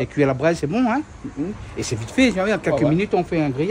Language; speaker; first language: French; non-native, local second language; Réunion Creole French